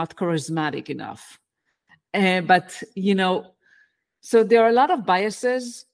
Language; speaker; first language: English; non-native, fluent; Hebrew